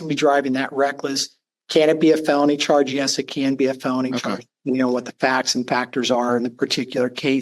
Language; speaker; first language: English; native; English